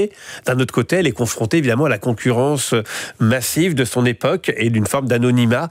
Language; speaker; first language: French; native; French